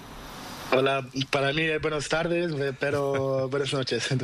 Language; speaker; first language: Spanish; non-native, learner; Portuguese